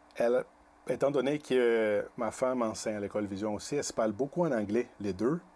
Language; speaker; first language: French; non-native, fluent; Portuguese